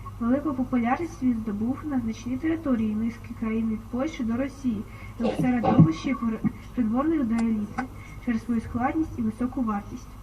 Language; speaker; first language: Ukrainian; native; Ukrainian